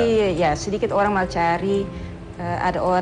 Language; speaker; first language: Indonesian; non-native, learner; Dutch